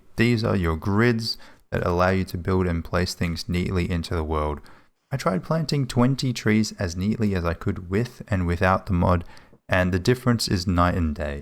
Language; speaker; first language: English; native; English